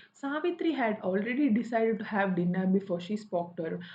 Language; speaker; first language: English; non-native, local second language; Malayalam